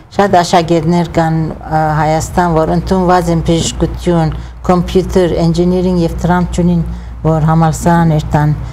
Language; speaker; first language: Armenian; early bilingual, heritage; Armenian